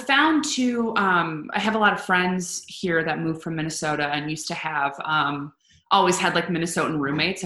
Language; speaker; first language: English; native; English